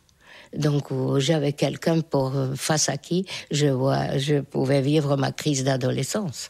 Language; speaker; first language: French; non-native, fluent; Hungarian